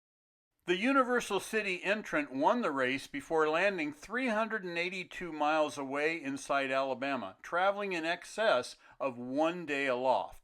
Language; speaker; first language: English; native; English